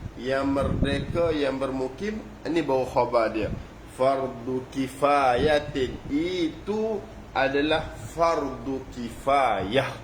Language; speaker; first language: Malay; native; Malay